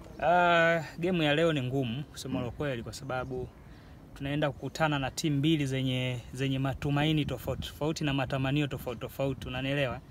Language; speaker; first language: Swahili; native; Swahili